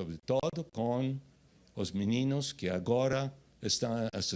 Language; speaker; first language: Portuguese; non-native, fluent; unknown